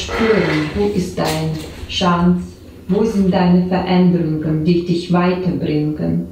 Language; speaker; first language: German; non-native, learner; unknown